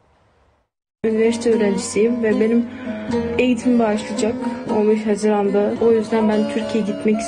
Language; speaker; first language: Turkish; non-native, learner; Russian